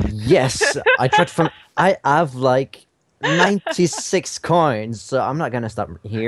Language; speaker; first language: English; non-native, fluent; French